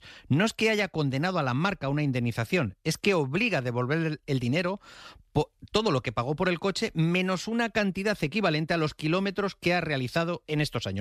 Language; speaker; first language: Spanish; native; Spanish